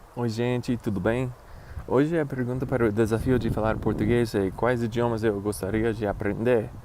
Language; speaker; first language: Portuguese; non-native, fluent; English